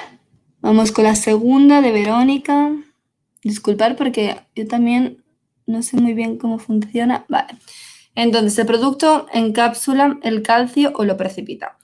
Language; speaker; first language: Spanish; native; Spanish